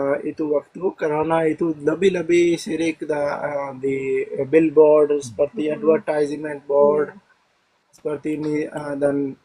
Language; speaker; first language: Indonesian; non-native, learner; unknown